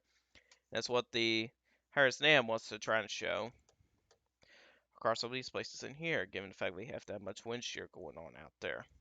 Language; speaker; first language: English; native; English